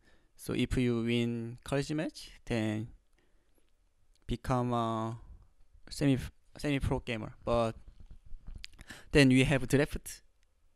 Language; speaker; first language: English; non-native, learner; Korean